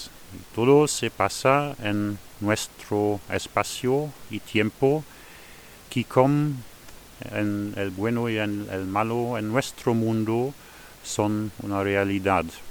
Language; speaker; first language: Spanish; non-native, fluent; Luxembourgish